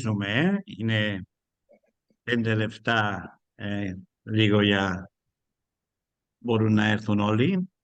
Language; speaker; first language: Greek; non-native, learner; Spanish